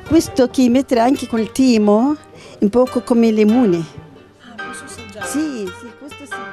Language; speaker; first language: Italian; non-native, learner; Arabic